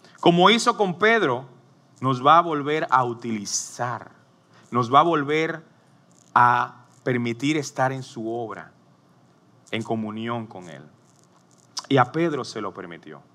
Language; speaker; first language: Spanish; native; Spanish